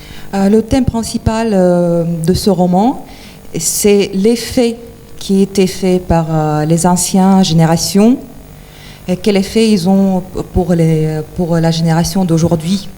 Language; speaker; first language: French; non-native, fluent; Ukrainian